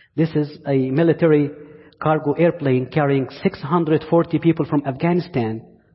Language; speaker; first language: English; non-native, fluent; Arabic